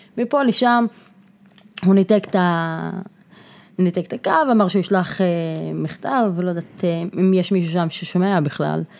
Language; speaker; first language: Hebrew; non-native, local second language; Arabic